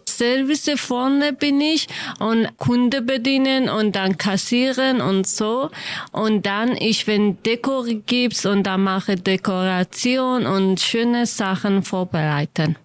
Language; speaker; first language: German; non-native, learner; Kurdish